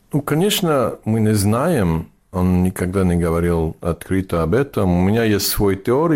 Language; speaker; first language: Russian; non-native, learner; English